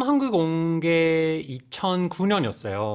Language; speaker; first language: Korean; non-native, fluent; English